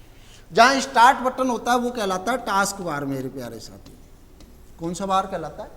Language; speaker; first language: Hindi; native; Hindi